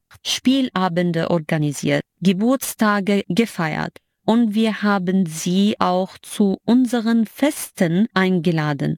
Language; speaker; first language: German; non-native, fluent; Arabic